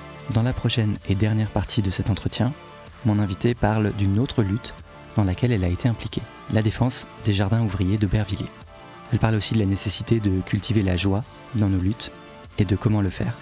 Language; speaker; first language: French; native; French